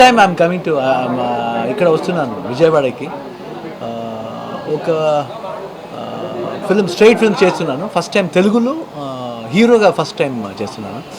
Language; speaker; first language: Telugu; non-native, learner; Kannada